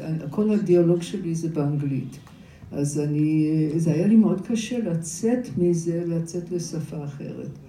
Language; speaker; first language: Hebrew; non-native, fluent; English